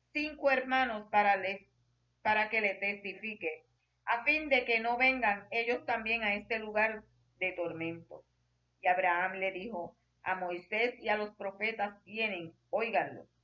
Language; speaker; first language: Spanish; native; Spanish